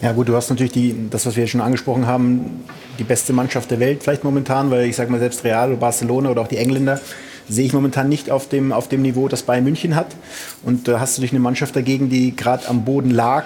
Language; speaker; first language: German; native; German